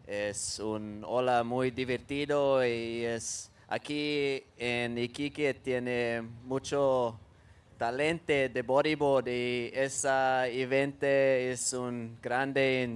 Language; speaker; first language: Spanish; non-native, learner; English